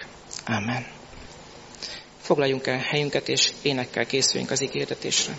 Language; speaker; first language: Hungarian; native; Hungarian